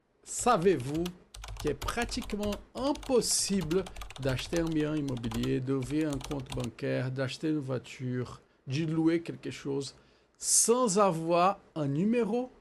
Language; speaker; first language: French; non-native, fluent; Portuguese